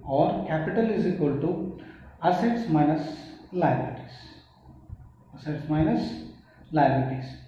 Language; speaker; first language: English; non-native, local second language; Kannada